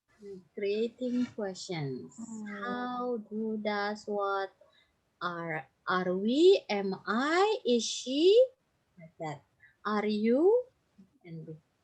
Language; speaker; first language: English; non-native, fluent; Indonesian